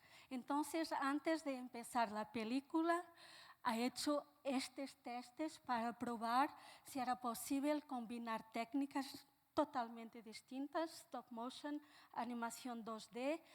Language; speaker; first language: Spanish; non-native, fluent; Portuguese